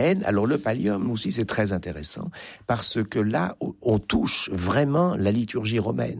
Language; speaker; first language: French; native; French